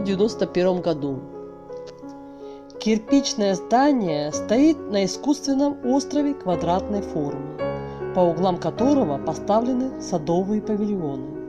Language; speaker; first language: Russian; native; Russian